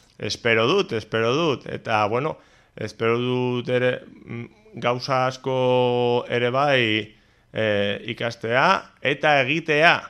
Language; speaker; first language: Basque; non-native, local second language; Spanish